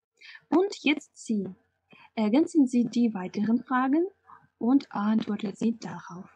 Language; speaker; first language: German; non-native, fluent; Russian